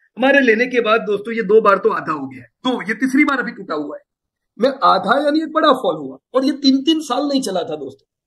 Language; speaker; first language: Hindi; non-native, local second language; Gujarati